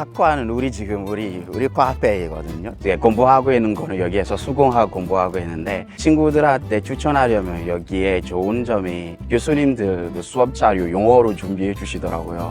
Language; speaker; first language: Korean; non-native, fluent; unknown